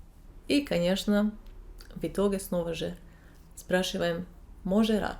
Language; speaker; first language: Russian; non-native, fluent; Serbian